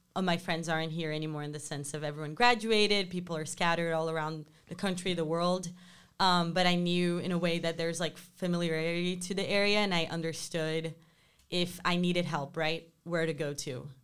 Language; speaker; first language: English; non-native, fluent; Portuguese